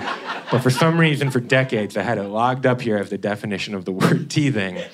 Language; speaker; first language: English; native; English